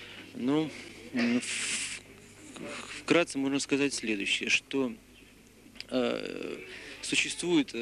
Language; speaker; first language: Russian; native; Russian